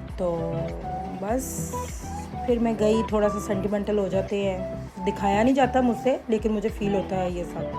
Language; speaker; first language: Urdu; native; Urdu